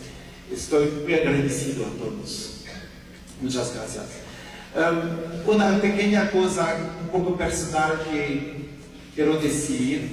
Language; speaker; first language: Spanish; non-native, fluent; French